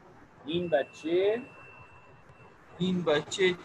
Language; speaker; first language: Persian; non-native, fluent; Urdu